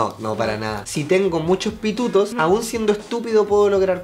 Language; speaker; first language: Spanish; native; Spanish